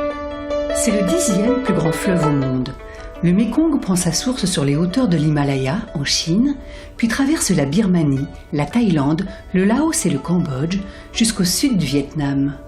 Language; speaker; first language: French; native; French